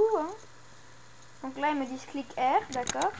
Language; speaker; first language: French; native; French